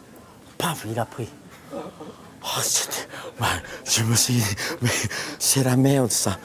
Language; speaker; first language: French; non-native, fluent; Japanese